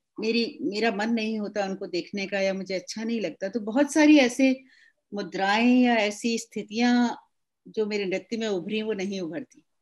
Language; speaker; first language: Hindi; native; Hindi